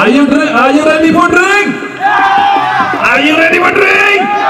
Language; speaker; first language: English; non-native, learner; Balinese